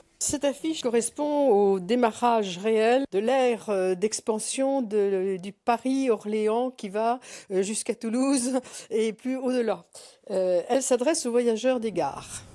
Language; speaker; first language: French; native; French